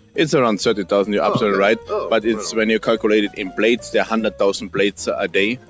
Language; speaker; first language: English; non-native, fluent; German